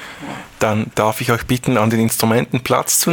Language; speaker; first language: German; native; German